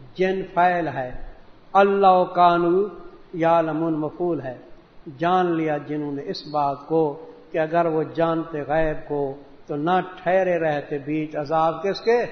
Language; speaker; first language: Urdu; non-native, local second language; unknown